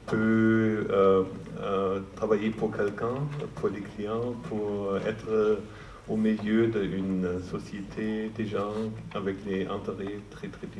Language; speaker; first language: French; non-native, fluent; German